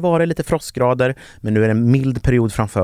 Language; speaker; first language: Swedish; native; Swedish